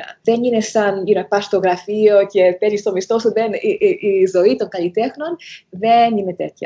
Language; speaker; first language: Greek; early bilingual, heritage; Greek